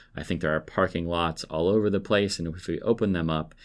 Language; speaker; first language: English; native; English